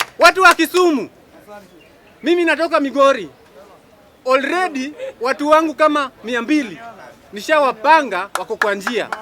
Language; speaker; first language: Swahili; non-native, local second language; Luo (Kenya and Tanzania)